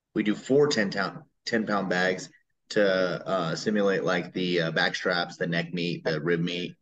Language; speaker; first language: English; native; English